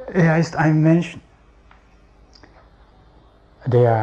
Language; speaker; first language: German; non-native, fluent; Japanese